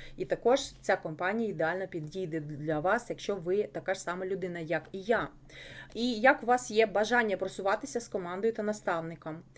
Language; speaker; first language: Ukrainian; non-native, local second language; Russian